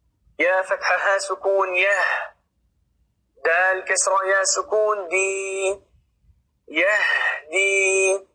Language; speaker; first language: Arabic; non-native, fluent; Oromo